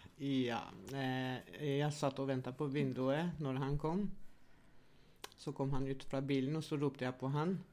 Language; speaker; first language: Norwegian; non-native, fluent; Albanian